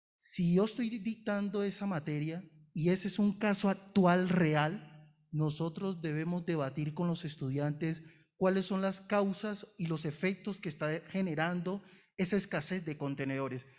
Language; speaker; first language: Spanish; native; Spanish